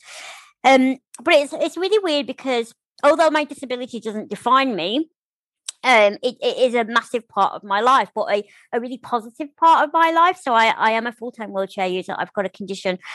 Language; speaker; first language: English; native; English